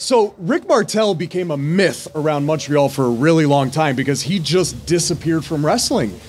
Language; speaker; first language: English; native; English